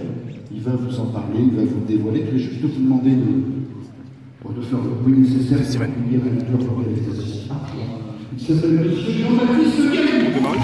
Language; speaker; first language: French; native; French